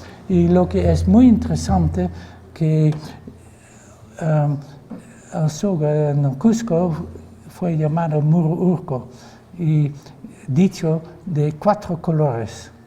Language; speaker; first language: Spanish; non-native, fluent; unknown